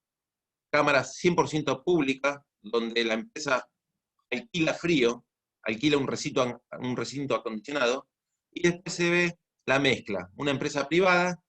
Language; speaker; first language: Spanish; native; Spanish